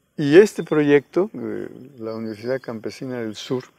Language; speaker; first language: Spanish; native; Spanish